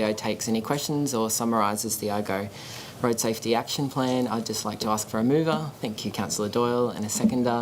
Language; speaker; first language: English; native; English